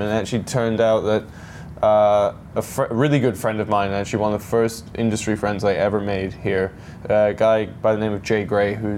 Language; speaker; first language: English; native; English